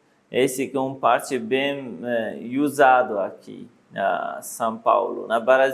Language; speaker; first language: Portuguese; non-native, learner; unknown